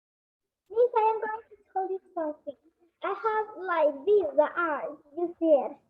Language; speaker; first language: English; non-native, learner; Spanish